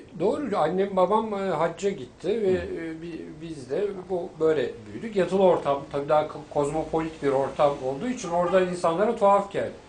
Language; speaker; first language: Turkish; native; Turkish